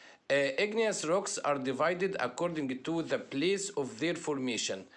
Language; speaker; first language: English; non-native, fluent; Arabic